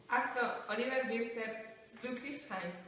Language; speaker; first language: German; non-native, learner; English